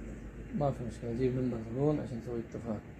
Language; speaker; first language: Arabic; non-native, learner; Urdu